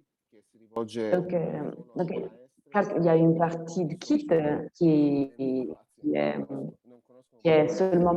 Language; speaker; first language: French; non-native, fluent; Italian